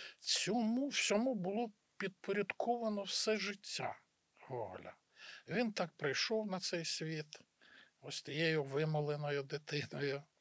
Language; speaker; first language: Ukrainian; native; Ukrainian